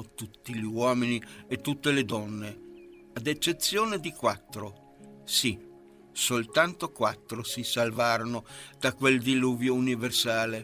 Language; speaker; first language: Italian; non-native, fluent; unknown